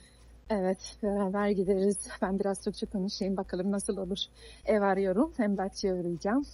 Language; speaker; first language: Turkish; non-native, fluent; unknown